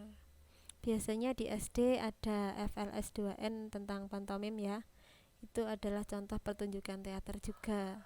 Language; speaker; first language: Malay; non-native, local second language; Javanese